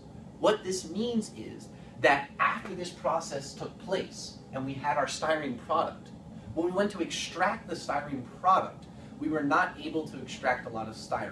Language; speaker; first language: English; native; English